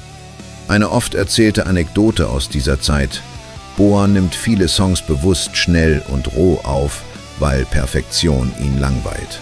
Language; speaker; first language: German; native; German